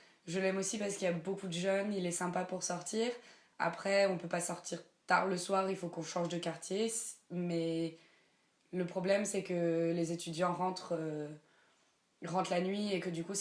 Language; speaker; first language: French; native; French